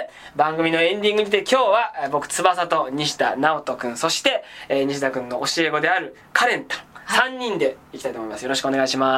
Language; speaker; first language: Japanese; native; Japanese